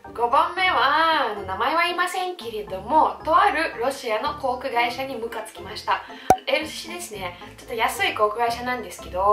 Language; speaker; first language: Japanese; non-native, fluent; Russian